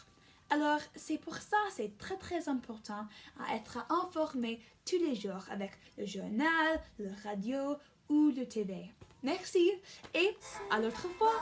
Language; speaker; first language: French; non-native, learner; English